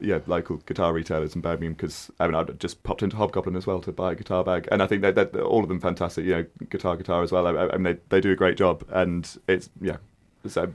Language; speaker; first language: English; native; English